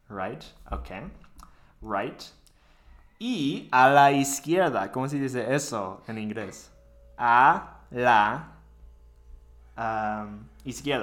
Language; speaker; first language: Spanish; non-native, fluent; English